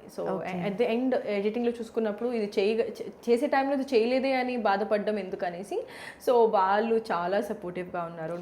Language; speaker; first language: Telugu; native; Telugu